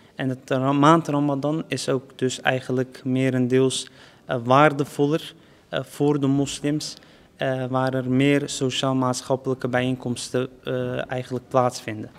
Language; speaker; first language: Dutch; early bilingual, other home language; Turkish